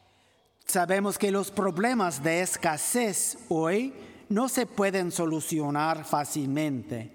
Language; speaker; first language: Spanish; non-native, fluent; English